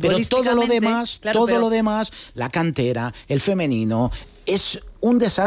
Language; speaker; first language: Spanish; native; Spanish